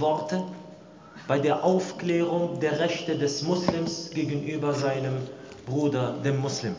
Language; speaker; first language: German; early bilingual, other home language; Arabic